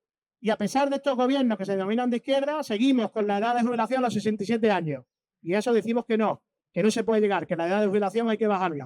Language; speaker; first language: Spanish; native; Spanish